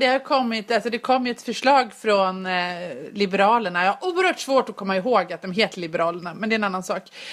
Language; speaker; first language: Swedish; native; Swedish